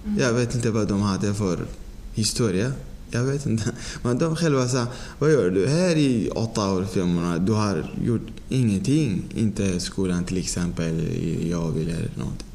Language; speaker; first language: Swedish; non-native, fluent; Persian